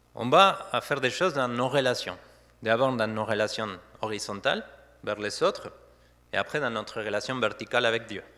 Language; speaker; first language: French; non-native, fluent; Spanish